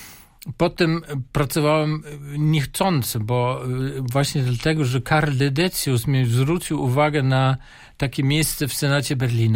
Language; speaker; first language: Polish; non-native, fluent; German